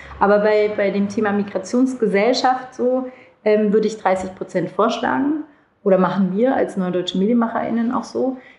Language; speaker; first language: German; early bilingual, other home language; Turkish